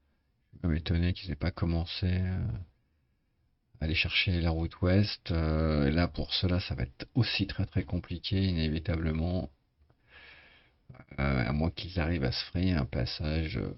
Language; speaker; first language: French; native; French